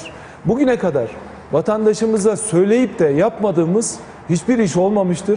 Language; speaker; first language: Turkish; native; Turkish